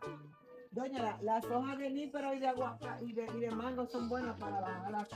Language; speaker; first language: Spanish; native; Spanish